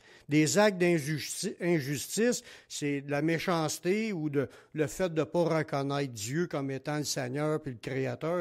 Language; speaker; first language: French; native; French